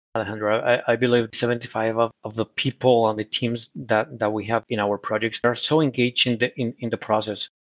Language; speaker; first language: English; non-native, fluent; Spanish